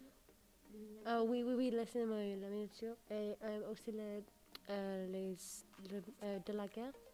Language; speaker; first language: French; non-native, learner; English